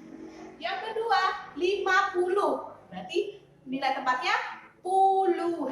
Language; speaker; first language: Indonesian; native; Indonesian